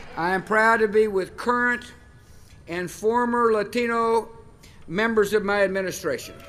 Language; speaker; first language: English; native; English